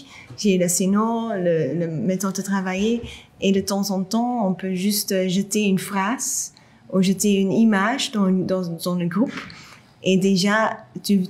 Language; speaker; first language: French; non-native, local second language; Dutch